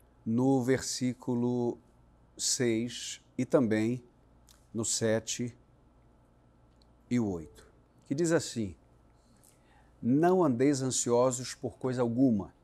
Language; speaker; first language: Portuguese; native; Portuguese